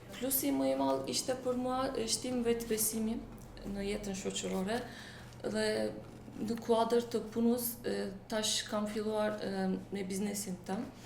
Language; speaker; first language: Albanian; non-native, local second language; Turkish